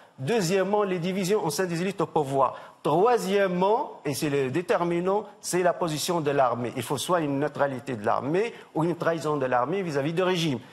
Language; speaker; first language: French; non-native, local second language; Arabic